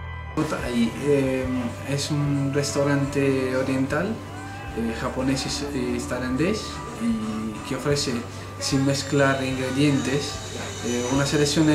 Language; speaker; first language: Spanish; non-native, fluent; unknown